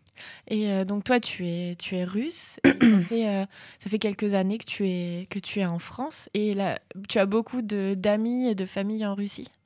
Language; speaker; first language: French; native; French